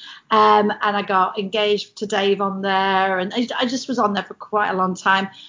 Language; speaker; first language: English; native; English